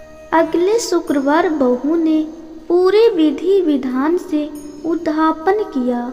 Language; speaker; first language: Hindi; native; Hindi